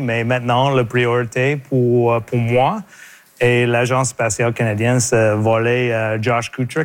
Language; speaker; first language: French; native; French